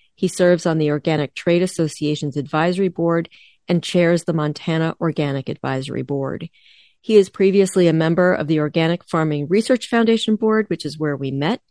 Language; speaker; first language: English; native; English